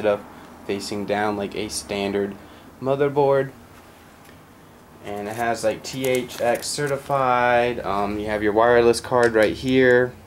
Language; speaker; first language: English; native; English